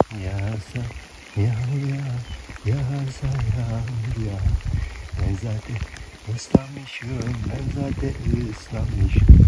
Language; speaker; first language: Turkish; native; Turkish